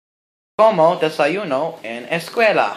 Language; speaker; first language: Spanish; non-native, learner; English